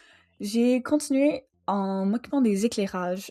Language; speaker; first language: French; native; French